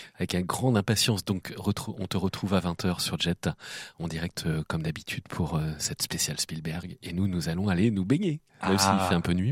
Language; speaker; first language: French; native; French